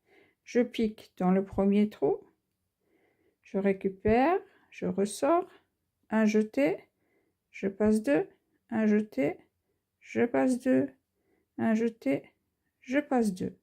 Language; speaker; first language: French; native; French